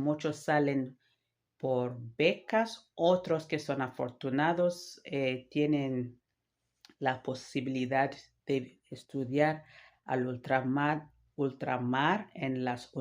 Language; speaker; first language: Spanish; non-native, fluent; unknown